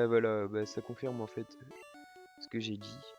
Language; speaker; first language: French; native; French